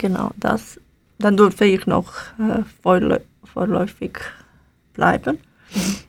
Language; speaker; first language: German; non-native, learner; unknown